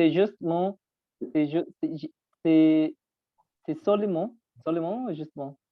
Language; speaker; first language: French; non-native, learner; Spanish